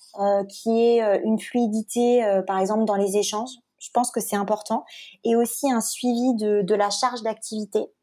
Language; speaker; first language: French; native; French